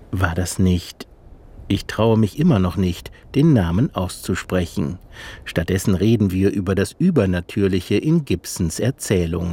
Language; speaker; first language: German; native; German